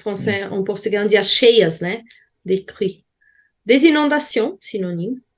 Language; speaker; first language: French; non-native, fluent; Portuguese